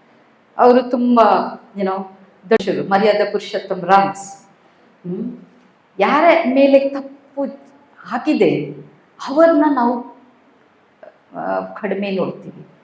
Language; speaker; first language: Kannada; non-native, local second language; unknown